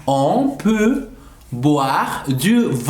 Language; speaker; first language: French; non-native, fluent; Spanish